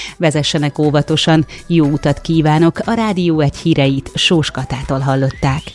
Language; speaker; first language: Hungarian; native; Hungarian